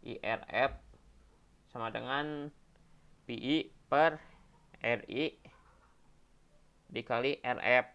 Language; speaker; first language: Indonesian; native; Indonesian